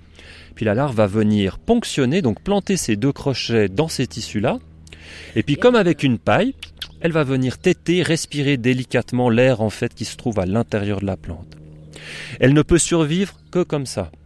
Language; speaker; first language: French; native; French